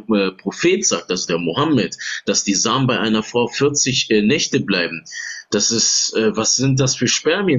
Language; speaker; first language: German; native; German